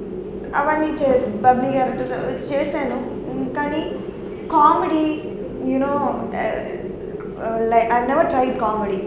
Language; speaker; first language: Telugu; non-native, local second language; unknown